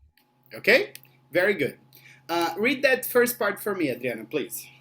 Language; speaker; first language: English; non-native, fluent; Portuguese